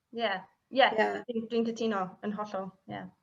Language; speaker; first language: Welsh; non-native, learner; English